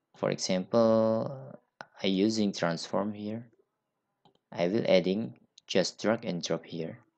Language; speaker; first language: English; non-native, learner; Indonesian